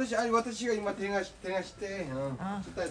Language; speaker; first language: Japanese; non-native, learner; Korean